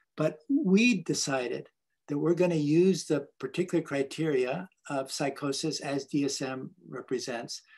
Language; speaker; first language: English; early bilingual, other home language; Spanish